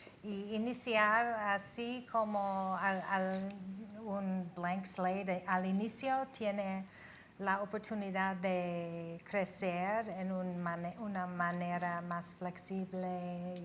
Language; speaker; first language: Spanish; non-native, fluent; English